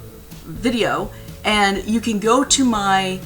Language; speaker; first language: English; native; English